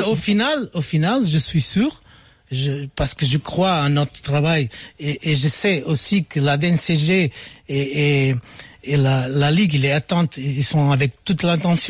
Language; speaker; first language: French; non-native, fluent; Portuguese